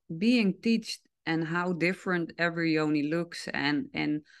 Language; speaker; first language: English; non-native, fluent; Dutch